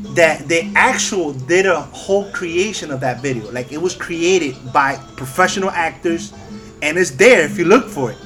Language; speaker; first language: English; early bilingual, other home language; Spanish